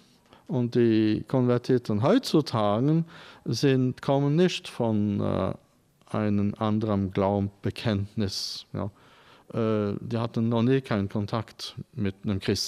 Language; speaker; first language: German; non-native, fluent; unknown